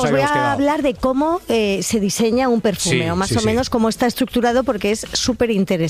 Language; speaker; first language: Spanish; native; Spanish